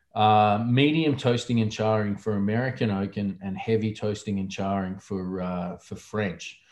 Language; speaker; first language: English; native; English